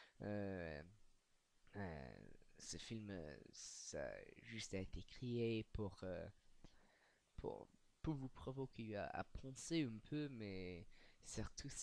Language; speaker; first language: French; non-native, learner; English